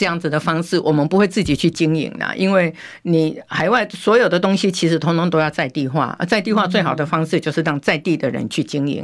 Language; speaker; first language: Chinese; native; Chinese